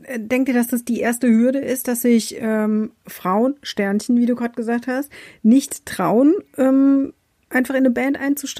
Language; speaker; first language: German; native; German